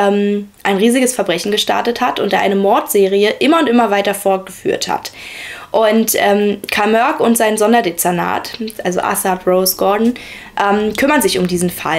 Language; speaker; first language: German; native; German